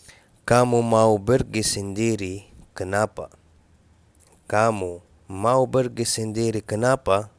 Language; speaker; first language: Indonesian; non-native, fluent; Arabic